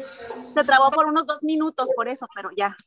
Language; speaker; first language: Spanish; native; Spanish